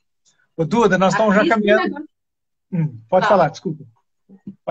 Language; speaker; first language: Portuguese; native; Portuguese